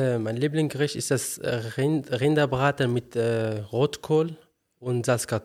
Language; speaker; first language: German; non-native, learner; Arabic